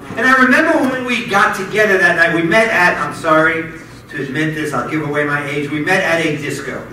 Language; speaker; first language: English; native; English